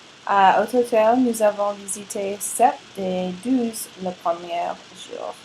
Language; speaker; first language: French; non-native, learner; English